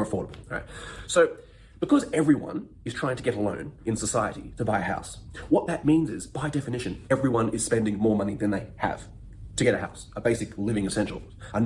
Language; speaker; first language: English; native; English